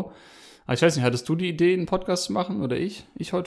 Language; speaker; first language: German; native; German